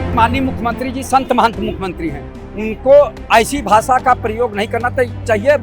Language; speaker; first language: Hindi; native; Hindi